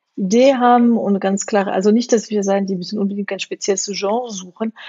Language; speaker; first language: German; non-native, fluent; French